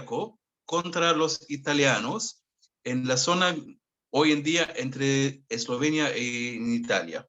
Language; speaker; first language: Spanish; non-native, fluent; Hebrew